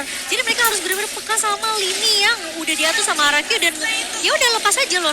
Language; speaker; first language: Indonesian; native; Indonesian